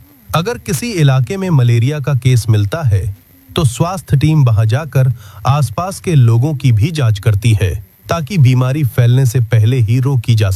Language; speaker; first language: Hindi; native; Hindi